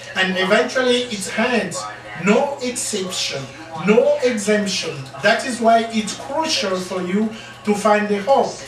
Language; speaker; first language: English; non-native, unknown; Lingala